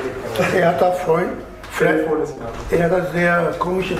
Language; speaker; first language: German; non-native, learner; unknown